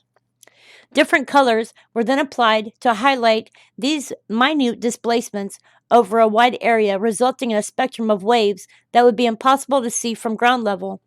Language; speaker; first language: English; native; English